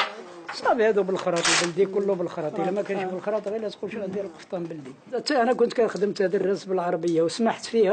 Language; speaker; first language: Arabic; native; Arabic